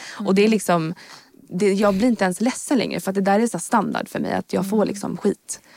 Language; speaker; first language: Swedish; native; Swedish